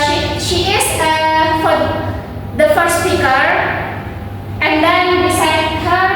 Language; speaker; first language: English; non-native, learner; Indonesian